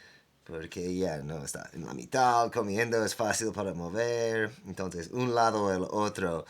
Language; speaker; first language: Spanish; non-native, fluent; English